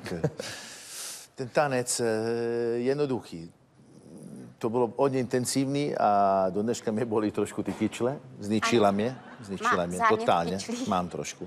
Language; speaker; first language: Czech; non-native, fluent; Italian